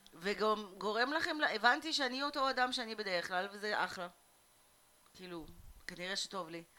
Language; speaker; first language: Hebrew; early bilingual, other home language; Russian